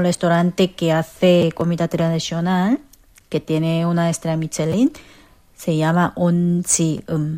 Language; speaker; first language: Spanish; non-native, fluent; Korean